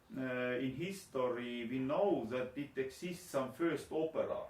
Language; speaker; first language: English; non-native, learner; Estonian